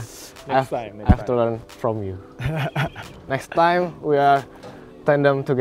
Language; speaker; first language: English; non-native, learner; Indonesian